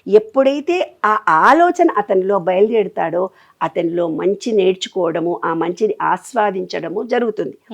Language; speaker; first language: Telugu; native; Telugu